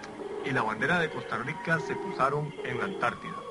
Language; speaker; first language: Spanish; native; Spanish